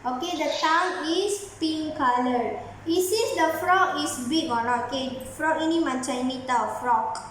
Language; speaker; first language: English; non-native, learner; Malay